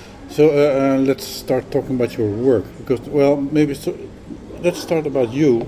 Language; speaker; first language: English; non-native, fluent; Dutch